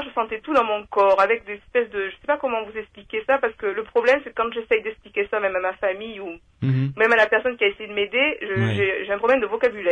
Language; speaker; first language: French; native; French